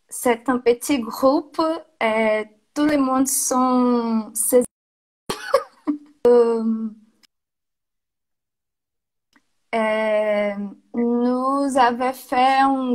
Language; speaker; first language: French; non-native, learner; Portuguese